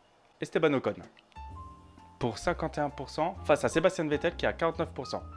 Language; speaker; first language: French; native; French